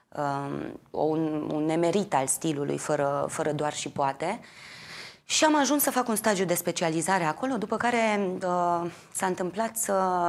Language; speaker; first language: Romanian; native; Romanian